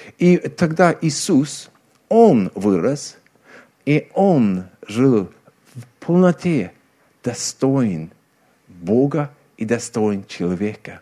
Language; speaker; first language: Russian; non-native, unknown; Swedish